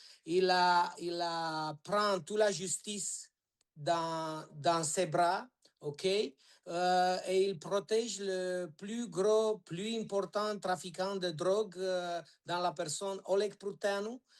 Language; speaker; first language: French; non-native, learner; Romanian